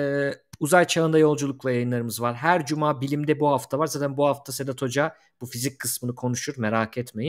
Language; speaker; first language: Turkish; native; Turkish